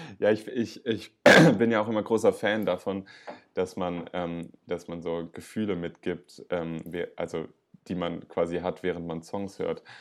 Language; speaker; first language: German; native; German